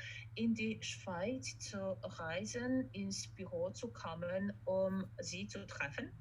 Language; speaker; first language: German; non-native, fluent; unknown